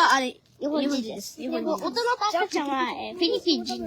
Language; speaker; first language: Japanese; native; Japanese